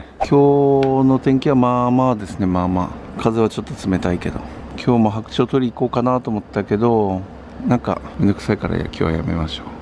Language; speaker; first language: Japanese; native; Japanese